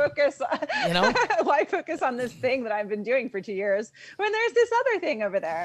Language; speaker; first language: English; native; English